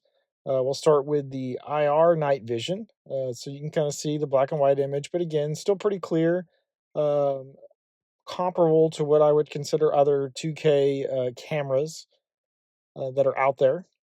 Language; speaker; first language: English; native; English